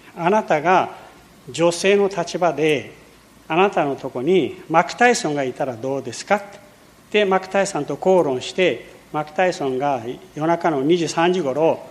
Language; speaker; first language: Japanese; early bilingual, heritage; Portuguese